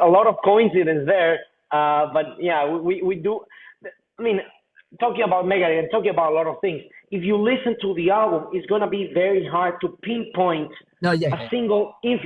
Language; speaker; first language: English; non-native, fluent; Spanish